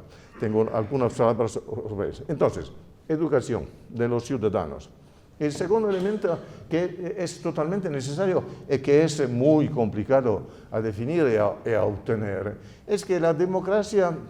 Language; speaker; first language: Spanish; non-native, fluent; Italian